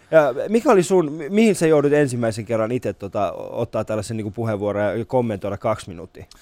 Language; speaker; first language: Finnish; early bilingual, other home language; Persian